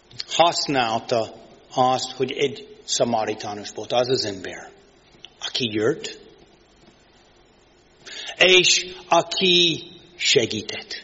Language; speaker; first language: Hungarian; non-native, fluent; English